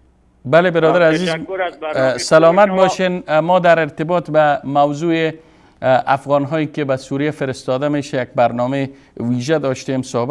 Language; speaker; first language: Persian; native; Persian